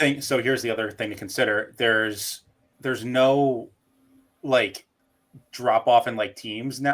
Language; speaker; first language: English; native; English